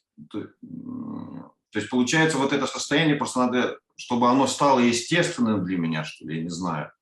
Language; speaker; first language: Russian; native; Russian